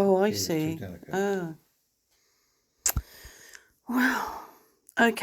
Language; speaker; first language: English; native; English